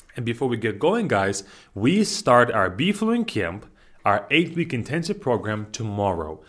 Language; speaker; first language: English; non-native, fluent; Russian